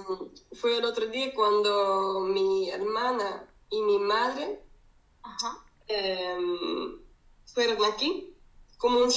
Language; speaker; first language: Spanish; non-native, learner; Dutch